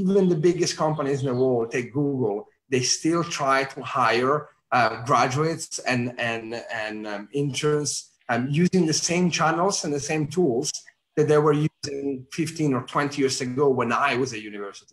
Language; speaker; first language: English; non-native, fluent; Italian